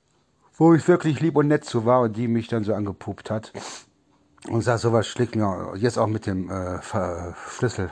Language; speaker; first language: German; native; German